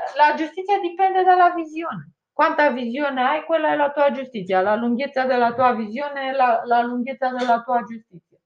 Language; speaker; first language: Italian; non-native, fluent; Romanian